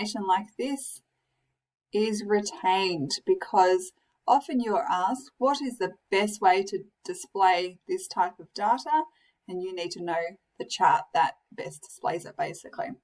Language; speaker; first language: English; native; English